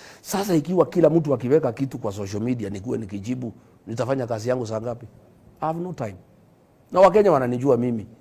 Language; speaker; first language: Swahili; non-native, local second language; Kikuyu